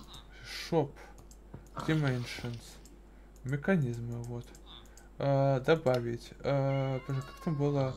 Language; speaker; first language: Russian; native; Russian